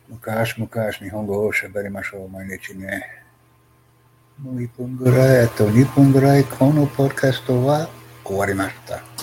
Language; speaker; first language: Japanese; non-native, learner; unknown